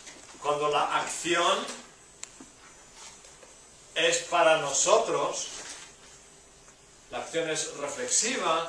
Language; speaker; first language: Spanish; non-native, fluent; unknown